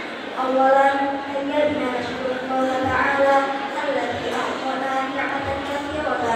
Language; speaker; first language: Arabic; non-native, learner; Indonesian